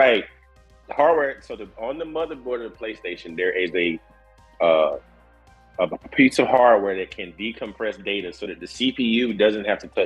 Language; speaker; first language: English; native; English